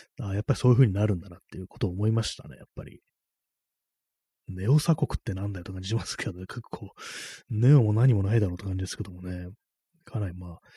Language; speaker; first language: Japanese; native; Japanese